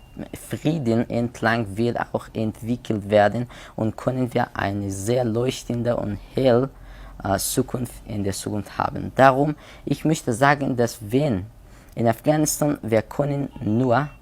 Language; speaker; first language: German; non-native, learner; Hazaragi